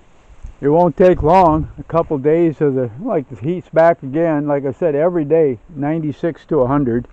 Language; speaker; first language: English; native; English